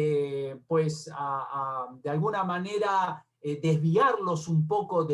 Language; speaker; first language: Spanish; native; Spanish